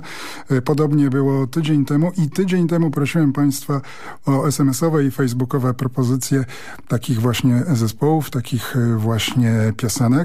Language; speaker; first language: Polish; native; Polish